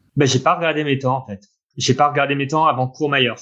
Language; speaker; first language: French; native; French